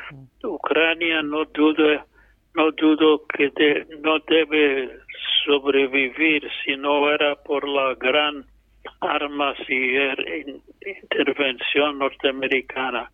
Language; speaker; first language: Spanish; non-native, fluent; English